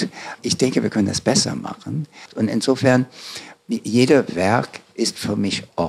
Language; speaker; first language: German; non-native, fluent; English